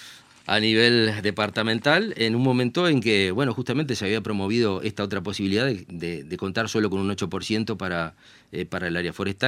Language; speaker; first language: Spanish; native; Spanish